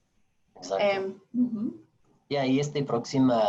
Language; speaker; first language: Spanish; non-native, fluent; English